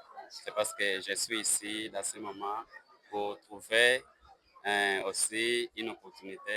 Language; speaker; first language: French; non-native, learner; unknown